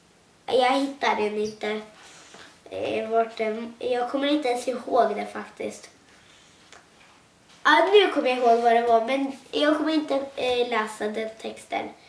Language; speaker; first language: Swedish; non-native, local second language; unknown